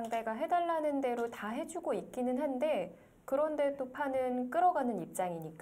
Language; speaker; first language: Korean; native; Korean